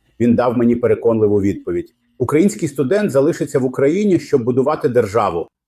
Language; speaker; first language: Ukrainian; non-native, fluent; Arabic